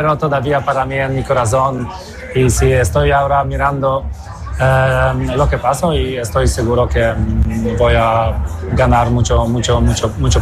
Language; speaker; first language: Spanish; non-native, fluent; Polish